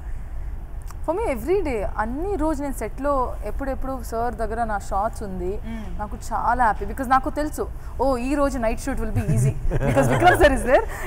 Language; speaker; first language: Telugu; non-native, learner; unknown